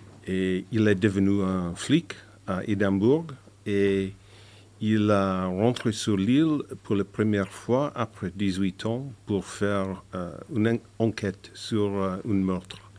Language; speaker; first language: French; non-native, fluent; English